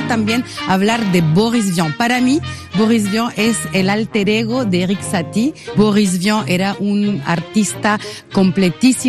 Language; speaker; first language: Spanish; native; Spanish